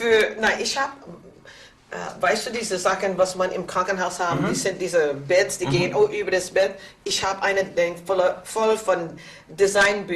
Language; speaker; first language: German; non-native, learner; English